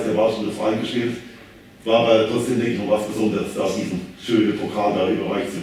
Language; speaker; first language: German; native; German